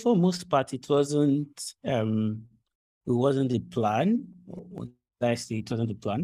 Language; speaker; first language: English; non-native, local second language; Ibibio